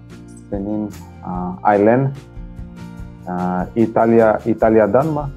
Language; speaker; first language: Turkish; non-native, learner; Portuguese